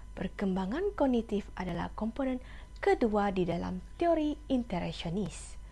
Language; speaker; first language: Malay; non-native, local second language; Iban